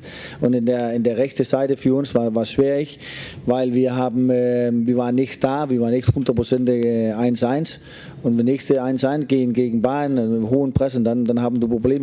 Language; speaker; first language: German; non-native, learner; Danish